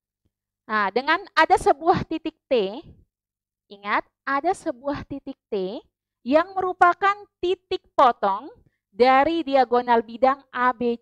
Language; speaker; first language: Indonesian; native; Indonesian